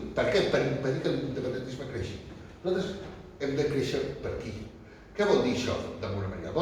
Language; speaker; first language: Catalan; non-native, local second language; Spanish